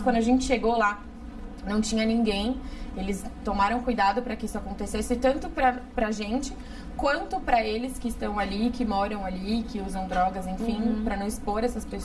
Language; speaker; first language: Portuguese; native; Portuguese